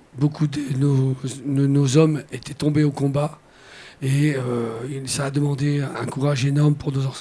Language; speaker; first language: French; native; French